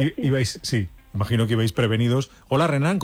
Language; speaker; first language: Spanish; native; Spanish